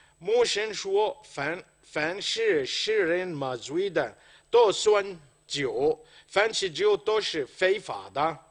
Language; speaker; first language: Chinese; non-native, fluent; Arabic